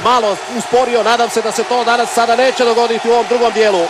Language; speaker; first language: Serbian; native; Serbian